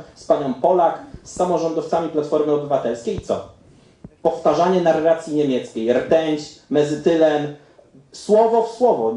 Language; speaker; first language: Polish; native; Polish